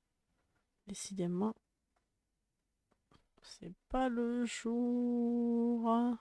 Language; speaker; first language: French; native; French